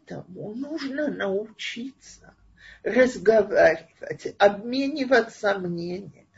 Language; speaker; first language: Russian; native; Russian